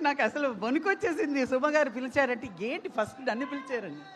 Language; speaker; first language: Telugu; native; Telugu